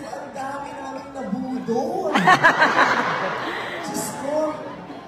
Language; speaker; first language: Filipino; native; Filipino